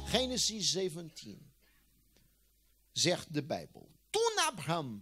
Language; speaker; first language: Dutch; non-native, fluent; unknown